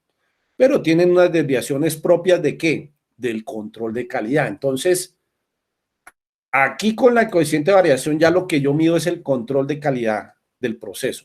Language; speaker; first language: Spanish; native; Spanish